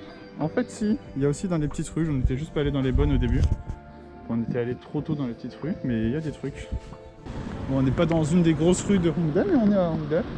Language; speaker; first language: French; native; French